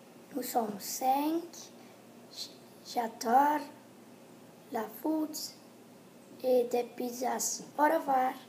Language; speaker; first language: French; non-native, learner; Dutch